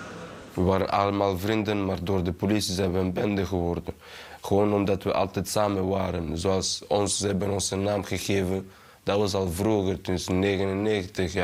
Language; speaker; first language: Dutch; early bilingual, other home language; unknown